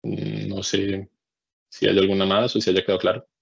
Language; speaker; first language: Spanish; native; Spanish